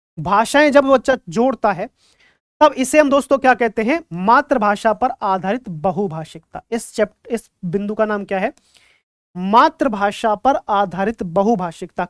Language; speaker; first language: Hindi; native; Hindi